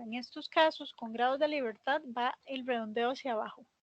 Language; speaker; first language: Spanish; native; Spanish